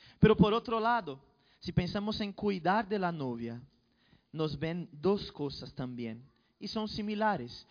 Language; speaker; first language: Spanish; non-native, fluent; Portuguese